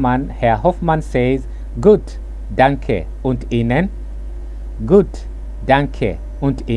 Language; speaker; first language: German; non-native, fluent; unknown